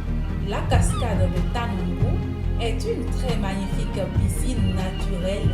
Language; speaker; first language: French; native; French